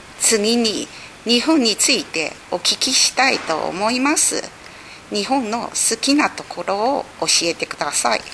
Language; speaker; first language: Japanese; native; Japanese